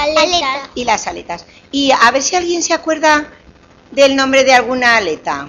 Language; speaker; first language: Spanish; native; Spanish